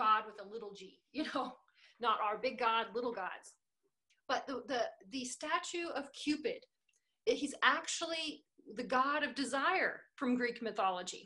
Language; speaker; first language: English; native; English